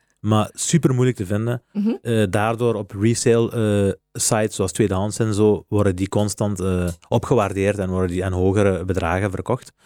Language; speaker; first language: Dutch; native; Dutch